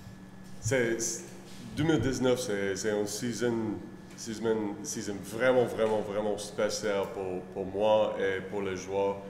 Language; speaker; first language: French; non-native, learner; English